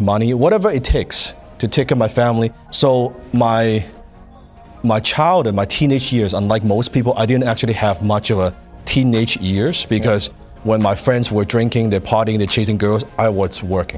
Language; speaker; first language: English; non-native, local second language; Cantonese